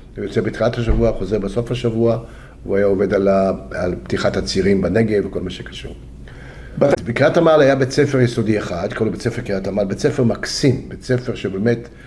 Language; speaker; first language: Hebrew; early bilingual, other home language; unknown